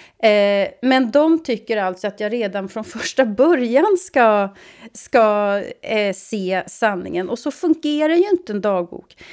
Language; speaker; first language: Swedish; native; Swedish